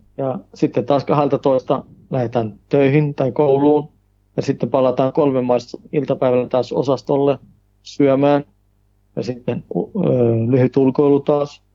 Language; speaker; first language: Finnish; early bilingual, heritage; Finnish